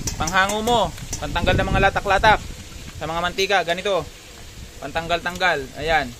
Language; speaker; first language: Filipino; non-native, local second language; Bikol